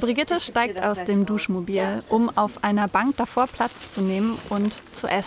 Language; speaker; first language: German; native; German